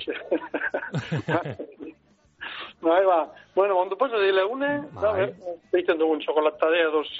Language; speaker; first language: Basque; native; Basque